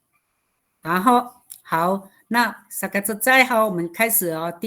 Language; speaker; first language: Chinese; non-native, local second language; Amis